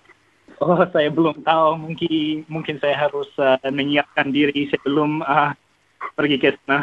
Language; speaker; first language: Indonesian; non-native, learner; English